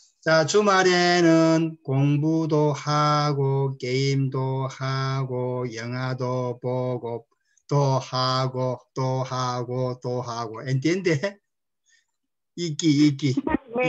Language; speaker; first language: Korean; non-native, fluent; Spanish